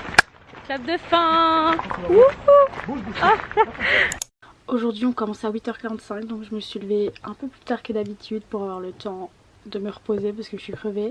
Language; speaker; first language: French; native; French